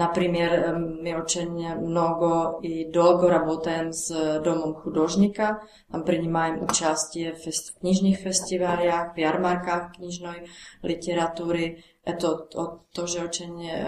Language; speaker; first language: Russian; non-native, learner; Czech